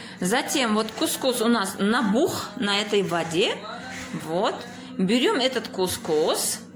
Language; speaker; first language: Russian; non-native, local second language; Kazakh